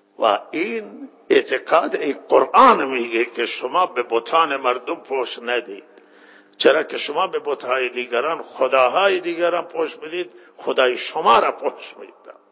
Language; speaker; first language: Persian; non-native, local second language; Baluchi